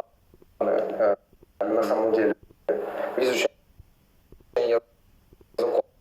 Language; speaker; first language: Russian; non-native, fluent; Italian